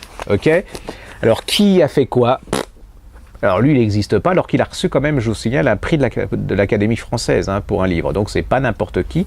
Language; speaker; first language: French; native; French